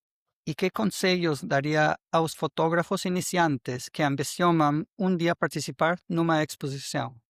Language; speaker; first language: Portuguese; non-native, learner; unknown